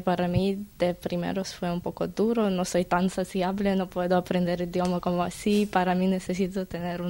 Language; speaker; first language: Spanish; non-native, learner; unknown